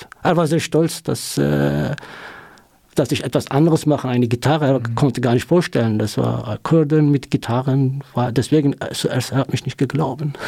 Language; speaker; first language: German; non-native, learner; Kurdish